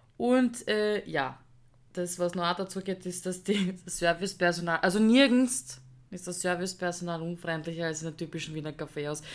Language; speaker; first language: German; early bilingual, other home language; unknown